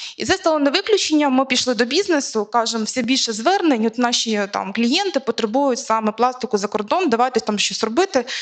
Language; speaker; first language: Ukrainian; native; Ukrainian